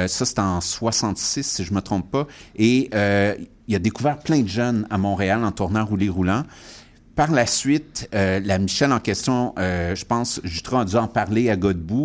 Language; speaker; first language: French; native; French